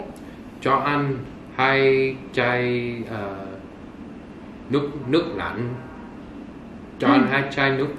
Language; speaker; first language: Vietnamese; non-native, learner; English